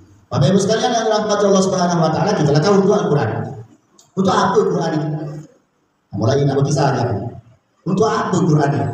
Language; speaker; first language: Indonesian; native; Indonesian